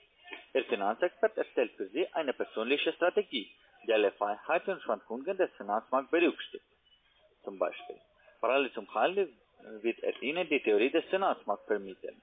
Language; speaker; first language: German; non-native, learner; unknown